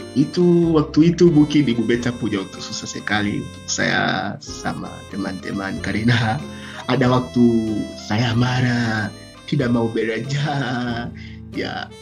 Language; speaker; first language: Indonesian; non-native, learner; Swahili